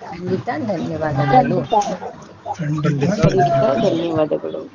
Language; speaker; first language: Kannada; non-native, learner; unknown